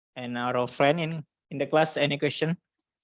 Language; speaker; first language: English; non-native, learner; Indonesian